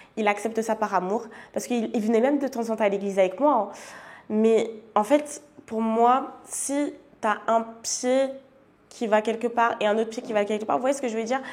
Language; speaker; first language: French; native; French